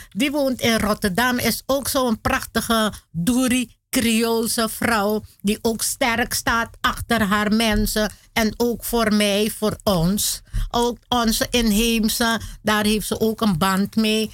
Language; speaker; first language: Dutch; non-native, learner; Spanish